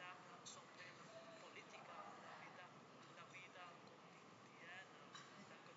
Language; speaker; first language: Spanish; non-native, learner; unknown